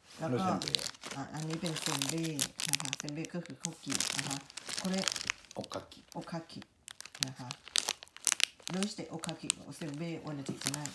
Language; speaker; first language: Japanese; non-native, learner; Thai